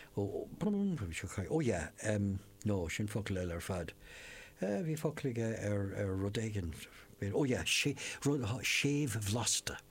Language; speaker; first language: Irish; non-native, local second language; English